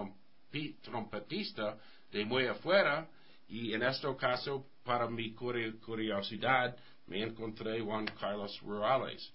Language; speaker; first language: Spanish; non-native, learner; English